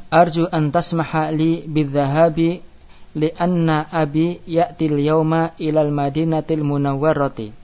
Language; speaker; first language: Arabic; non-native, fluent; Indonesian